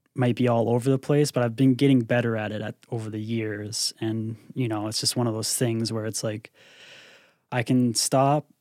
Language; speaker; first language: English; native; English